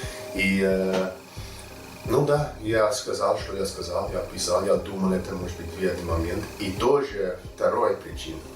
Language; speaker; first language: Russian; non-native, learner; English